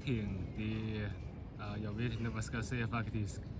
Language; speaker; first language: Swedish; early bilingual, other home language; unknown